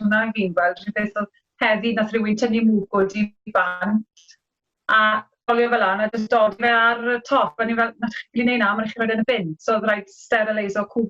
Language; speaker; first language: Welsh; native; Welsh